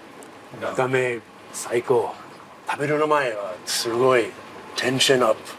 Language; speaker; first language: Japanese; non-native, learner; English